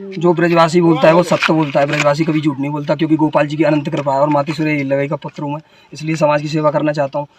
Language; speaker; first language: Hindi; native; Hindi